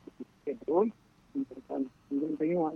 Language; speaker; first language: Portuguese; non-native, local second language; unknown